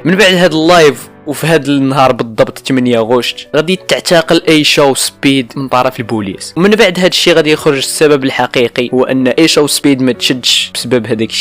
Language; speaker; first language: Arabic; native; Arabic